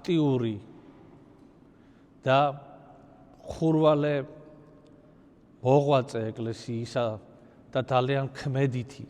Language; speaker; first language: Georgian; native; Georgian